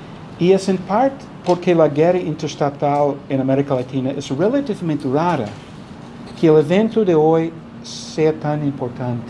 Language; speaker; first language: Spanish; non-native, fluent; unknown